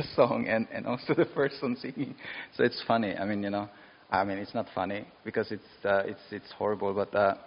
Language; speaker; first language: English; non-native, local second language; Cebuano